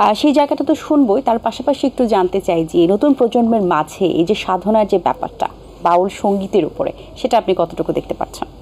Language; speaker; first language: Bangla; native; Bangla